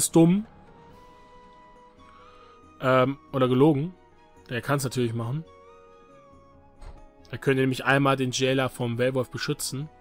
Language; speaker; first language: German; native; German